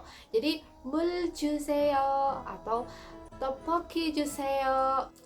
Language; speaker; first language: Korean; non-native, learner; Indonesian